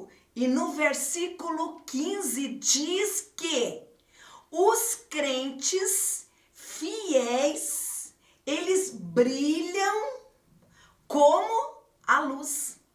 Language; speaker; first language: Portuguese; native; Portuguese